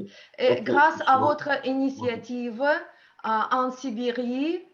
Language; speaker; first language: French; non-native, learner; Russian